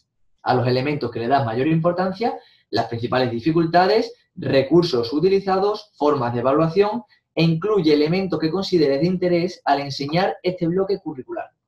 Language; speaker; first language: Spanish; native; Spanish